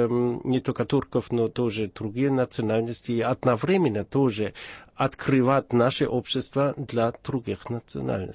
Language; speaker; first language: Russian; non-native, fluent; German